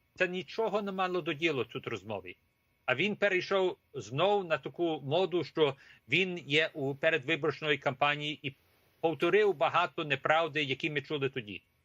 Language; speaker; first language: Ukrainian; early bilingual, heritage; Ukrainian